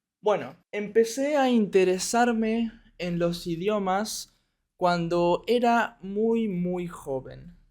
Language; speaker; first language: Spanish; native; Spanish